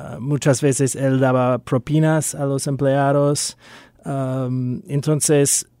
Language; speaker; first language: Spanish; non-native, fluent; English